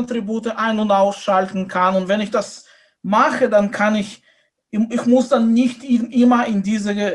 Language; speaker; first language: German; non-native, fluent; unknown